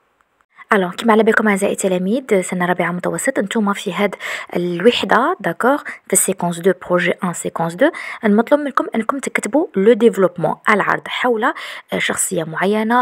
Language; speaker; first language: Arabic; native; Arabic